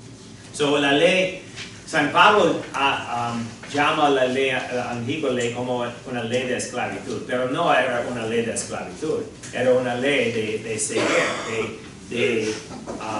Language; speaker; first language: Spanish; non-native, fluent; English